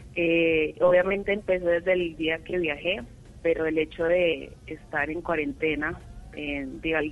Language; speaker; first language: Spanish; native; Spanish